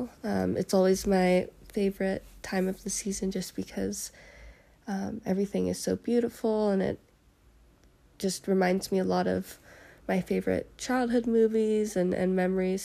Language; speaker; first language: English; native; English